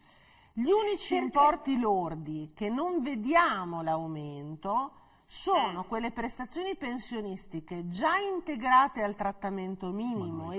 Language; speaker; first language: Italian; native; Italian